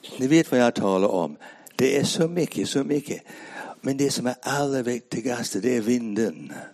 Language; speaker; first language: Swedish; non-native, fluent; English